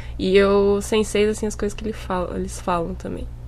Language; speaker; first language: Portuguese; native; Portuguese